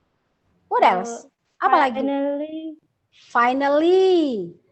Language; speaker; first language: English; non-native, learner; Indonesian